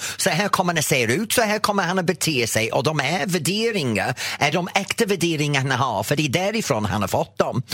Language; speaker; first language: Swedish; non-native, fluent; English